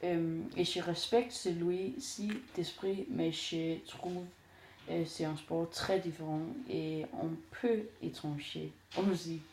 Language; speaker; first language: French; non-native, learner; Danish